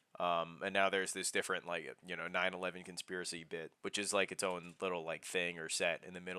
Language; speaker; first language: English; native; English